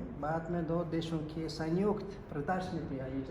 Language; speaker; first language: Hindi; non-native, fluent; Mongolian